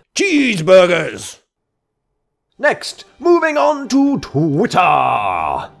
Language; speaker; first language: English; native; English